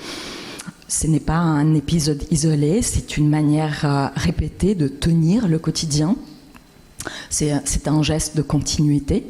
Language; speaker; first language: French; non-native, fluent; Russian